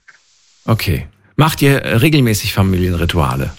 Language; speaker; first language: German; native; German